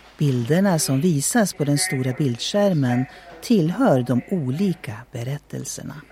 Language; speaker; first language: Swedish; native; Swedish